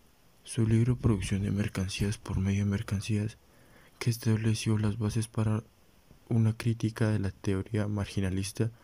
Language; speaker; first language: Spanish; native; Spanish